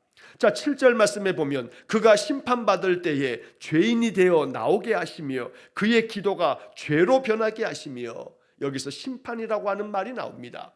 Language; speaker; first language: Korean; native; Korean